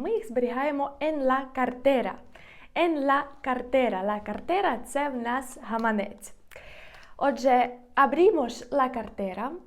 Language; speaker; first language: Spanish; non-native, fluent; Ukrainian